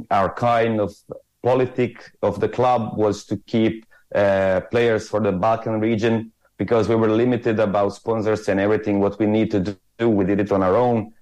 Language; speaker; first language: English; non-native, fluent; Croatian